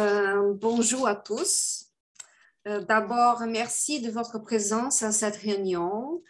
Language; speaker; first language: French; non-native, fluent; Portuguese